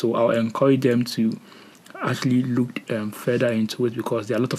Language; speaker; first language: English; non-native, local second language; Akan